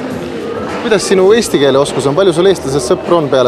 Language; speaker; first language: Estonian; native; Estonian